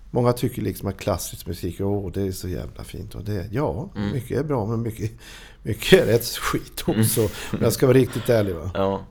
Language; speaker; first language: Swedish; native; Swedish